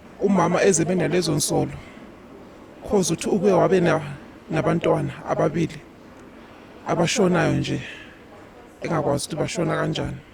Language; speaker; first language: Zulu; non-native, local second language; Northern Sotho